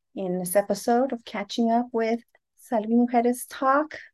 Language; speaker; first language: English; early bilingual, other home language; Spanish